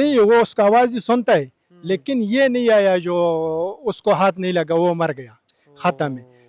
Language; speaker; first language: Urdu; non-native, local second language; Pashto